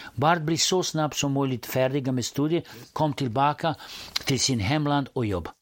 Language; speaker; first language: Swedish; non-native, fluent; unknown